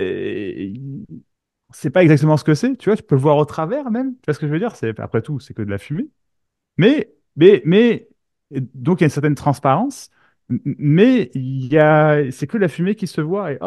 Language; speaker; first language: French; native; French